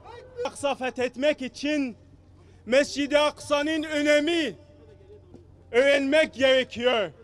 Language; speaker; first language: Turkish; non-native, fluent; Arabic